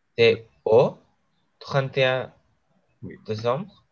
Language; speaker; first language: French; non-native, learner; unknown